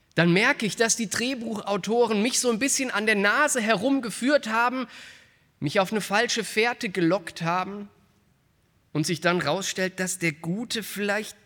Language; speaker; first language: German; native; German